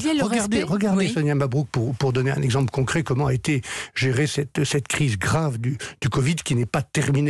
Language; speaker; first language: French; native; French